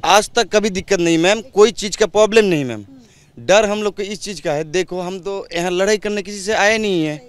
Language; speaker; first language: Hindi; non-native, local second language; Bangla